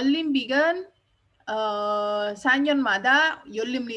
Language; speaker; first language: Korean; non-native, fluent; Indonesian